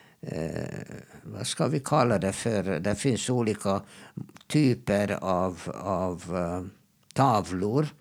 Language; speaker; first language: Swedish; non-native, fluent; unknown